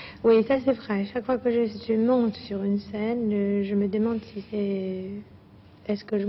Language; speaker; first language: French; non-native, fluent; Greek